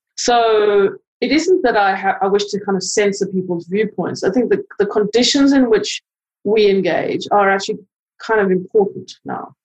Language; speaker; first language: English; native; English